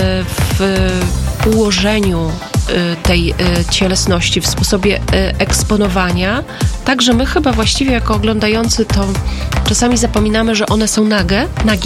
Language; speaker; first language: Polish; native; Polish